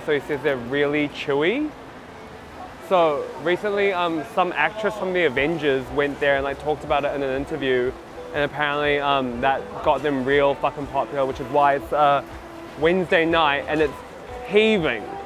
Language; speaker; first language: English; early bilingual, other home language; Korean